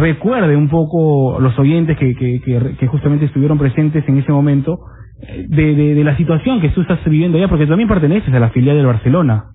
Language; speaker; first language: Spanish; native; Spanish